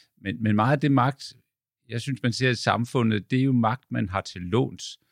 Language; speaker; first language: Danish; native; Danish